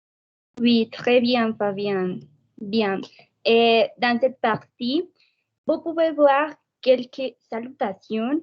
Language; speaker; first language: French; non-native, fluent; Spanish